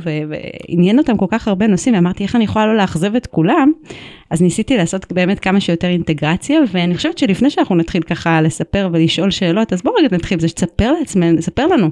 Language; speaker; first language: Hebrew; native; Hebrew